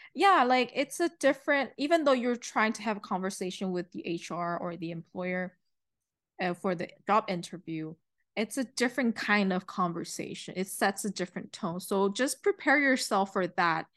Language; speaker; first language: English; early bilingual, other home language; Chinese